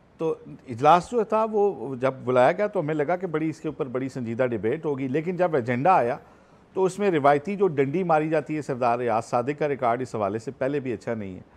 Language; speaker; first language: Urdu; native; Urdu